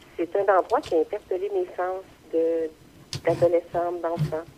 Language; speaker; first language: French; native; French